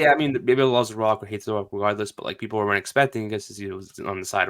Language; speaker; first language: English; native; English